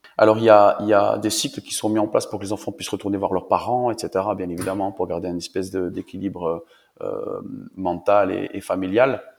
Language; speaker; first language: French; native; French